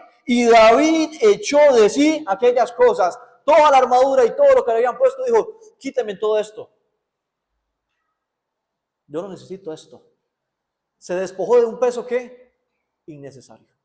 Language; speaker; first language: Spanish; native; Spanish